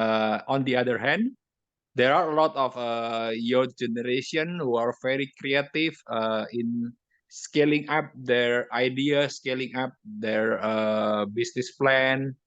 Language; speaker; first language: English; non-native, learner; Indonesian